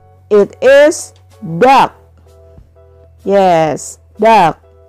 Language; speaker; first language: English; non-native, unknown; Indonesian